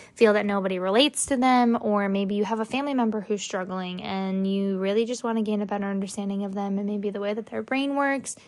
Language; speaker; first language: English; native; English